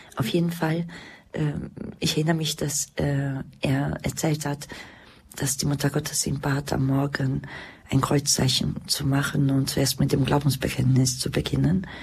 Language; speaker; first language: German; early bilingual, other home language; Croatian